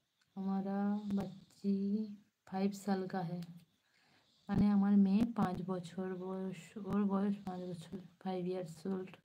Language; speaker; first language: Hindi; non-native, local second language; Bangla